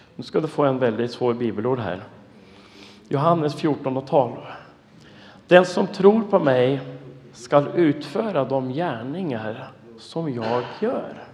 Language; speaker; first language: Swedish; non-native, fluent; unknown